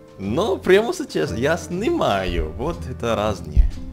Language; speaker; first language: Russian; non-native, learner; Indonesian